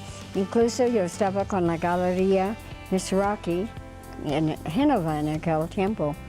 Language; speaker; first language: Spanish; non-native, fluent; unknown